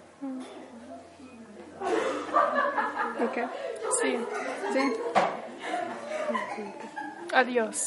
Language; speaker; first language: Spanish; non-native, learner; English